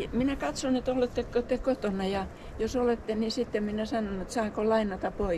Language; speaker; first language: Finnish; native; Finnish